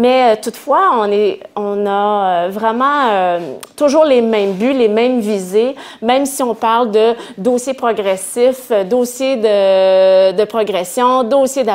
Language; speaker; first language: French; native; French